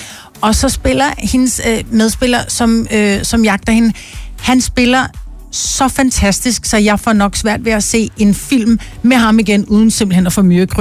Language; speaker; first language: Danish; native; Danish